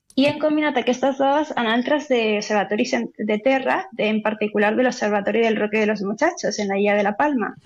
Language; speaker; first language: Catalan; non-native, local second language; Spanish